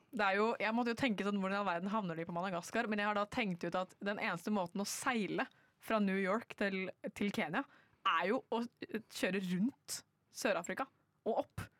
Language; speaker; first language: Norwegian; native; Norwegian